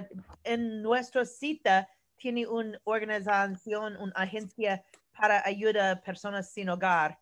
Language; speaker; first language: Spanish; non-native, learner; English